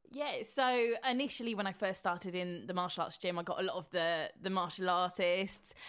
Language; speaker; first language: English; native; English